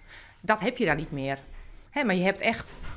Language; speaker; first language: Dutch; native; Dutch